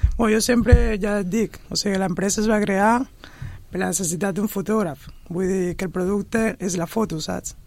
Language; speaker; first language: Catalan; non-native, fluent; Spanish